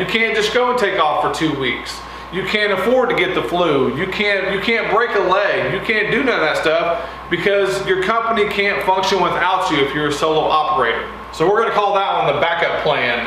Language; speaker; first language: English; native; English